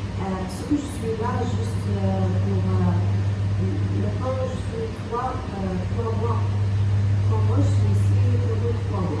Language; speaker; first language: French; non-native, local second language; Arabic